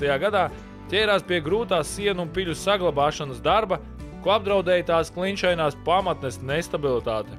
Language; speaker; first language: Latvian; native; Latvian